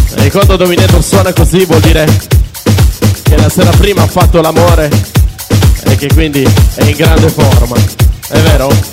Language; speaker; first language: Italian; native; Italian